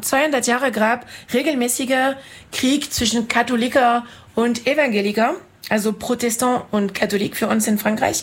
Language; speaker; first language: German; non-native, fluent; French